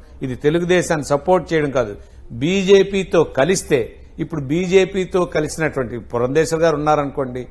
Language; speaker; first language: Telugu; native; Telugu